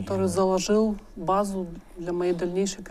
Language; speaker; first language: Russian; native; Russian